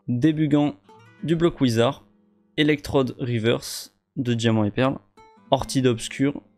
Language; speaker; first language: French; native; French